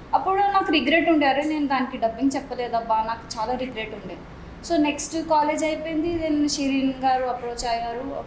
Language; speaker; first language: Telugu; non-native, local second language; Marathi